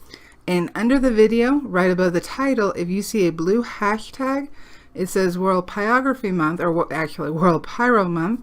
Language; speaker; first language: English; native; English